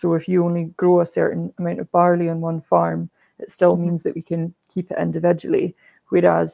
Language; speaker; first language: English; native; English